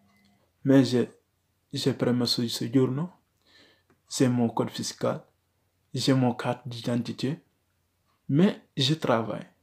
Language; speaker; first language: French; non-native, learner; Wolof